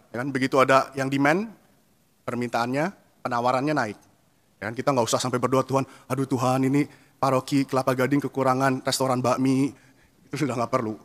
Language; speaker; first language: Indonesian; native; Indonesian